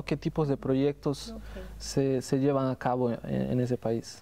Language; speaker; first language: Spanish; non-native, fluent; Portuguese